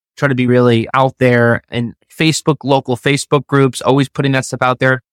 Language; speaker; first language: English; native; English